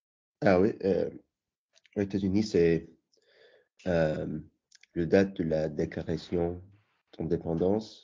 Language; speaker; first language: French; non-native, learner; English